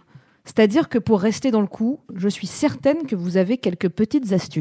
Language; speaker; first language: French; native; French